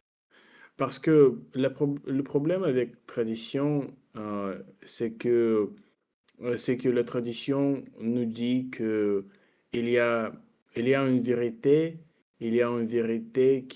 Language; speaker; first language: French; non-native, fluent; Russian